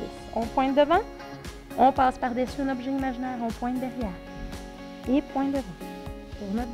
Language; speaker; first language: French; native; French